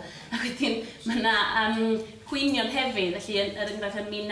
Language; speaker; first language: Welsh; non-native, fluent; Spanish